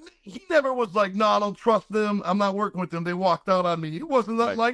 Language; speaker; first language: English; native; English